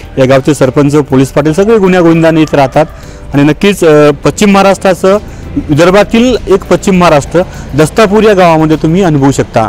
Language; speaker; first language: Marathi; native; Marathi